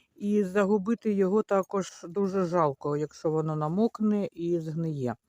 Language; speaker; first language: Ukrainian; native; Ukrainian